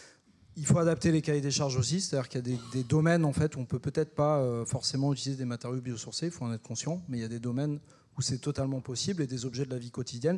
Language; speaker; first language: French; native; French